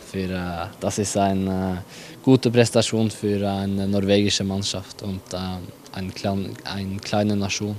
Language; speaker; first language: German; non-native, learner; Norwegian